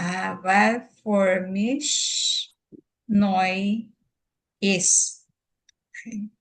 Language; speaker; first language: German; non-native, learner; Filipino